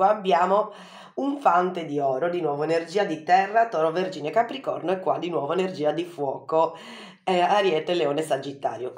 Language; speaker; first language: Italian; native; Italian